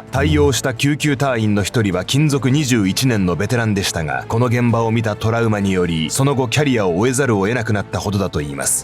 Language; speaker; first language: Japanese; native; Japanese